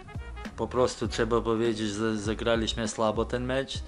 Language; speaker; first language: Polish; non-native, fluent; Lithuanian